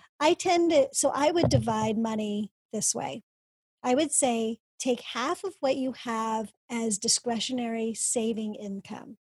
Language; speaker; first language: English; early bilingual, other home language; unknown